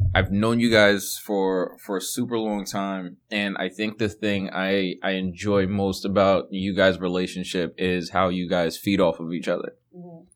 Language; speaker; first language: English; early bilingual, other home language; Haitian Creole